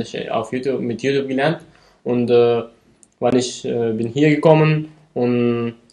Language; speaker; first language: German; non-native, learner; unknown